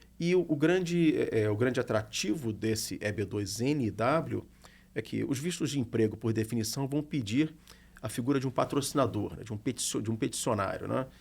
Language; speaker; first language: Portuguese; native; Portuguese